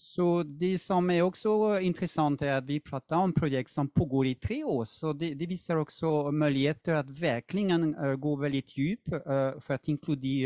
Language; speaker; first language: Swedish; non-native, fluent; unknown